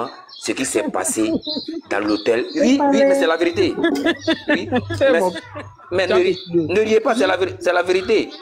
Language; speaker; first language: French; non-native, local second language; Dyula